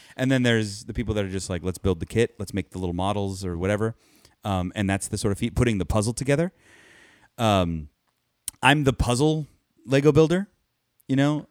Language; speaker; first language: English; native; English